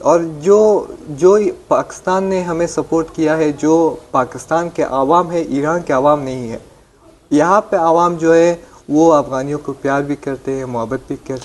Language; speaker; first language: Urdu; non-native, fluent; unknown